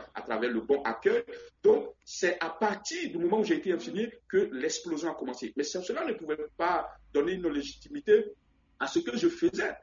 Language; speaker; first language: French; non-native, local second language; Baoulé